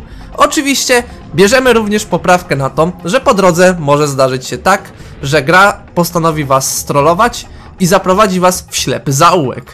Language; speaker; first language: Polish; native; Polish